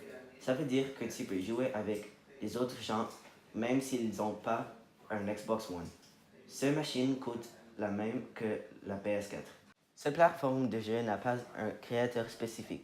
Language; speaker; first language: French; non-native, learner; English